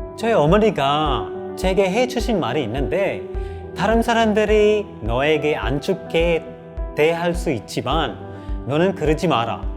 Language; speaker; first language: Korean; non-native, fluent; Sinhala